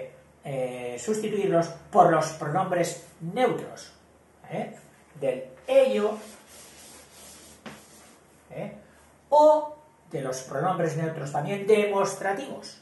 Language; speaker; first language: Spanish; native; Spanish